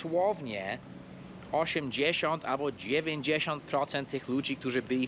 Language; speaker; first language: Polish; early bilingual, heritage; Polish